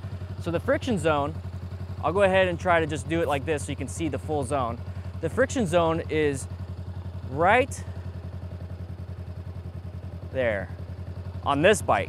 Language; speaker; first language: English; native; English